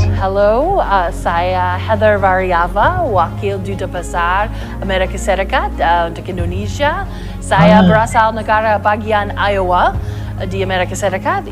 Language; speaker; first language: Indonesian; non-native, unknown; English